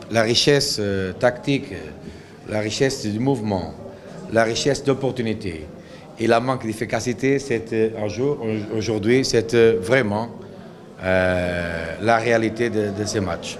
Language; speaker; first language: French; non-native, local second language; Arabic